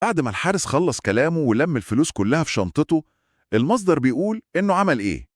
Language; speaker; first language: Arabic; native; Arabic